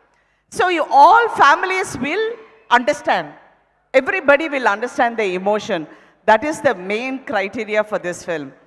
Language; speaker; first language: Telugu; non-native, fluent; Tamil